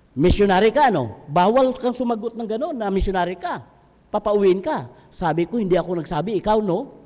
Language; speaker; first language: Filipino; non-native, local second language; Hiligaynon